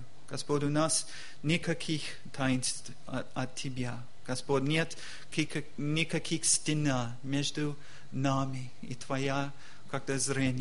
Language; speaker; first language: Russian; non-native, learner; English